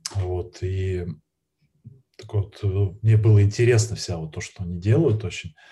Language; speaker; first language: Russian; native; Russian